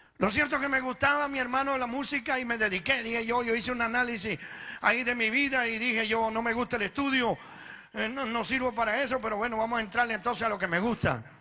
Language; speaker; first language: Spanish; early bilingual, other home language; Italian